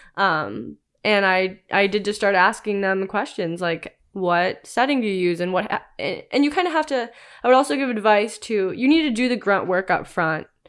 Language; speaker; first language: English; native; English